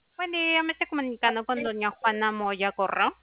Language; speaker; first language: Spanish; native; Spanish